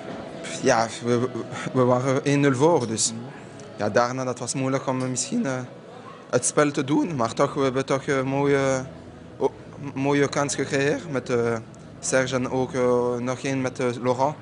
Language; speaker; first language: Dutch; non-native, local second language; French